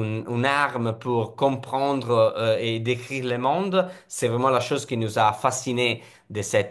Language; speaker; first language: French; non-native, fluent; Italian